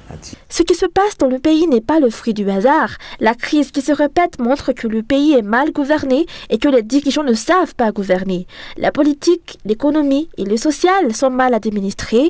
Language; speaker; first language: French; non-native, local second language; Malagasy